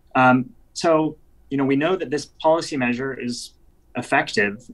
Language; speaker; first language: English; native; English